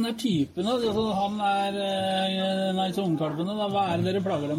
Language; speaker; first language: Norwegian; native; Norwegian